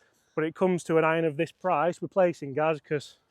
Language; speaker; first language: English; native; English